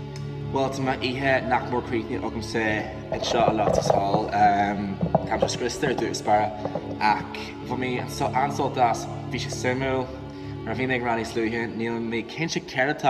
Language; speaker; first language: Irish; non-native, local second language; English